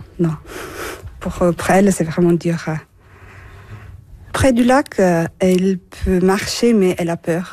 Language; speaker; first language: French; non-native, fluent; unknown